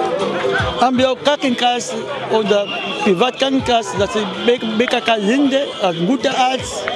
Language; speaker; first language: German; non-native, learner; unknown